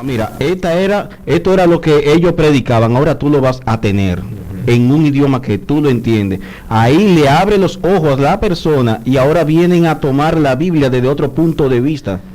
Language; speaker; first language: Spanish; native; Spanish